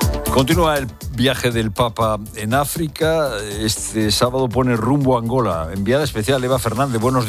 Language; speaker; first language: Spanish; native; Spanish